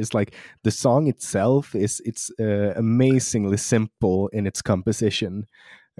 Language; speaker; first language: English; non-native, fluent; Swedish